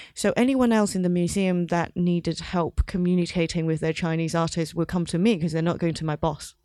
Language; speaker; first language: English; non-native, local second language; Cantonese